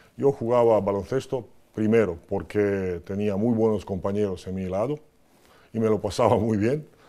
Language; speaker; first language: Spanish; non-native, fluent; Croatian